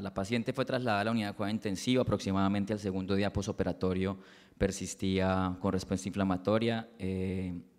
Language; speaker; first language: Spanish; native; Spanish